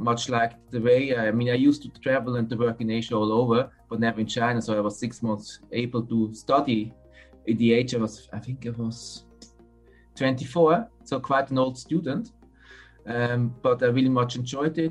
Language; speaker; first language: English; non-native, fluent; German